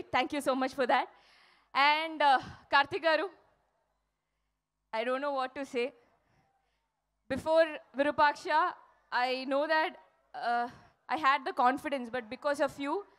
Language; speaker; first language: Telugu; non-native, fluent; Malayalam